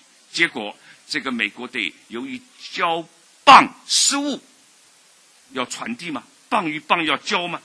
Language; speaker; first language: Chinese; native; Chinese